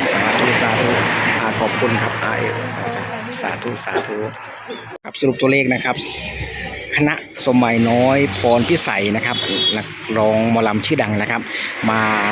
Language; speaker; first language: Thai; native; Thai